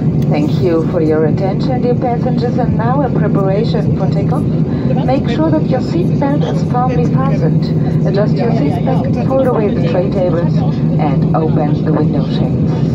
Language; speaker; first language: English; non-native, fluent; German